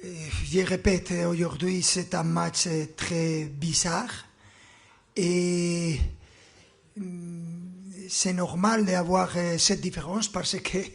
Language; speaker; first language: French; non-native, fluent; Spanish